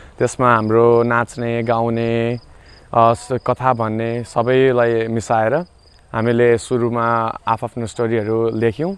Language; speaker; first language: Nepali; native; Nepali